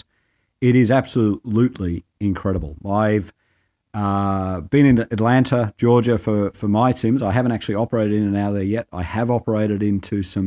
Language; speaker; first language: English; native; English